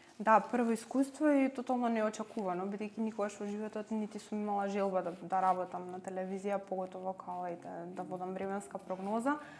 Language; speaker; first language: Macedonian; native; Macedonian